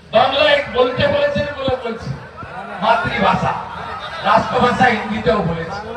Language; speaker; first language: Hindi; non-native, local second language; Bangla